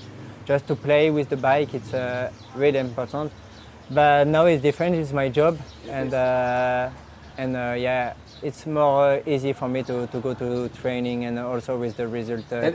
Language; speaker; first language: English; non-native, learner; French